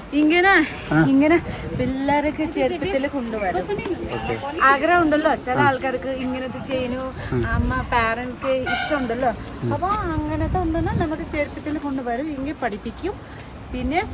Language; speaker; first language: Malayalam; non-native, learner; Nepali